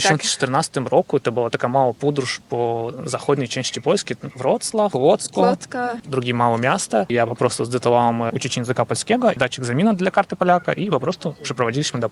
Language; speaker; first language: Polish; non-native, learner; Russian